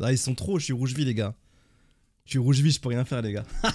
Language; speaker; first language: French; native; French